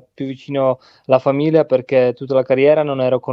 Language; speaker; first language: Italian; non-native, learner; Czech